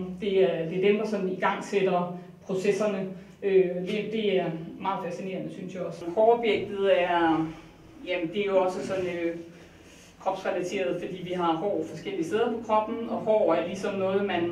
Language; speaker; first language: Danish; native; Danish